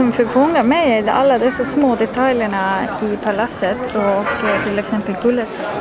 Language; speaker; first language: Swedish; non-native, fluent; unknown